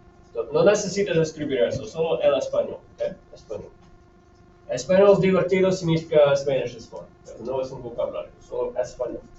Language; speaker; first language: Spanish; non-native, fluent; English